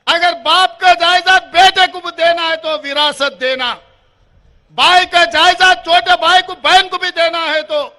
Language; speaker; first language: Hindi; non-native, local second language; Telugu